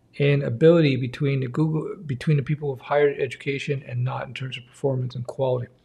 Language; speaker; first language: English; native; English